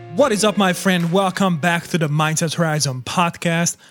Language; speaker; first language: English; non-native, fluent; Hungarian